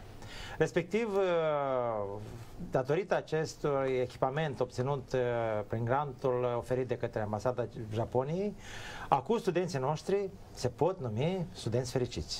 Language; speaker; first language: Romanian; native; Romanian